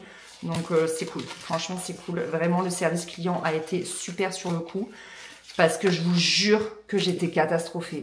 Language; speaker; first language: French; native; French